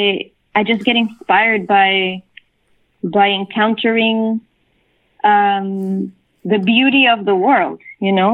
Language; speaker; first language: English; non-native, fluent; Spanish